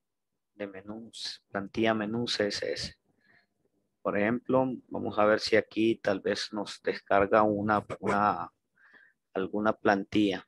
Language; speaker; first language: Spanish; native; Spanish